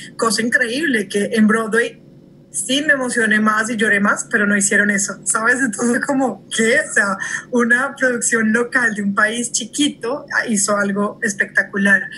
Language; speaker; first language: Spanish; early bilingual, heritage; Spanish